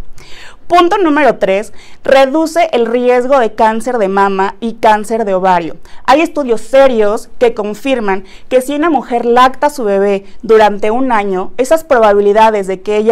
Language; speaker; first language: Spanish; native; Spanish